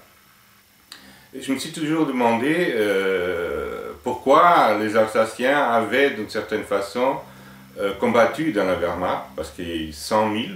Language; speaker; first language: French; non-native, fluent; Portuguese